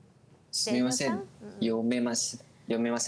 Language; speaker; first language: Japanese; non-native, learner; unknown